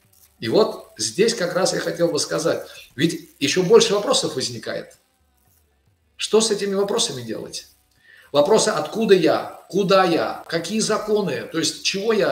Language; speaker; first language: Russian; native; Russian